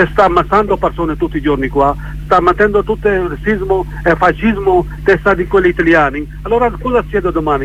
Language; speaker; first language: Italian; non-native, learner; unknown